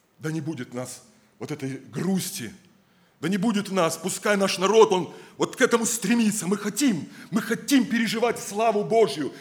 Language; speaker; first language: Russian; native; Russian